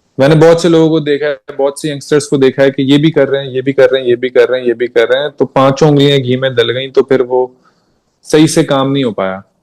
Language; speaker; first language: Hindi; native; Hindi